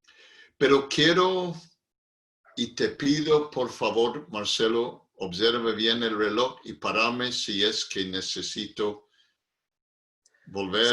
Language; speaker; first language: Spanish; non-native, fluent; English